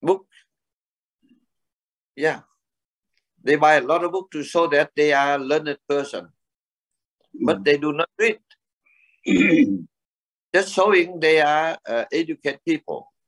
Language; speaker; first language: English; non-native, learner; Vietnamese